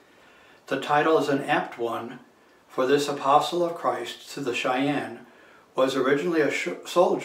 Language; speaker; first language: English; native; English